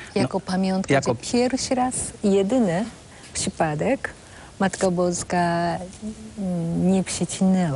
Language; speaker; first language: Polish; non-native, fluent; Japanese